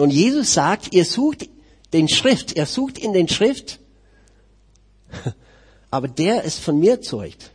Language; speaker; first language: German; non-native, fluent; English